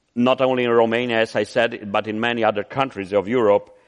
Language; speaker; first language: English; non-native, fluent; Romanian